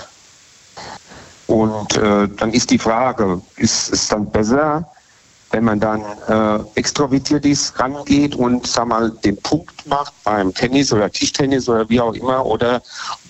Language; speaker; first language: German; native; German